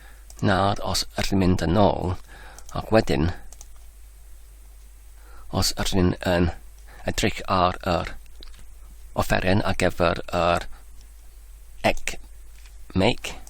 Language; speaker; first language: Welsh; non-native, learner; English